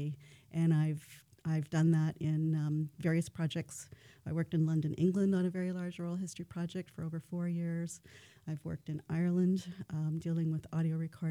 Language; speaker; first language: English; native; English